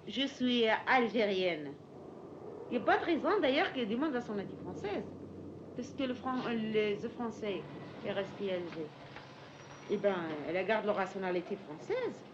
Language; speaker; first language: French; non-native, local second language; Arabic